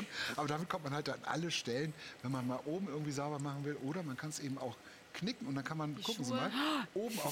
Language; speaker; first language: German; native; German